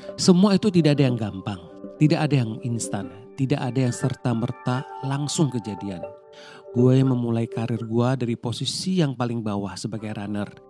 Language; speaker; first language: Indonesian; native; Indonesian